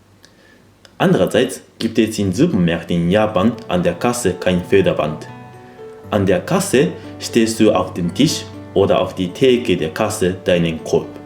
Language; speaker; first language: German; non-native, fluent; Japanese